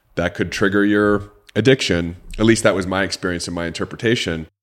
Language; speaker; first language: English; native; English